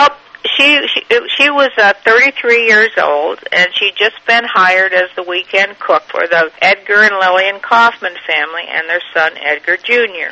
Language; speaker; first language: English; native; English